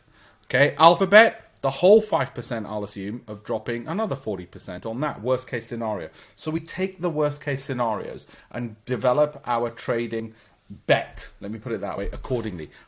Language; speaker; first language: English; native; English